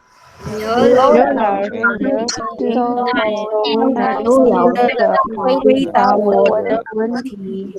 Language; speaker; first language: Chinese; non-native, learner; Indonesian